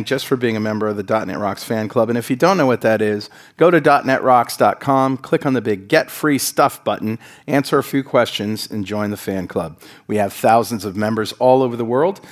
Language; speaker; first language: English; native; English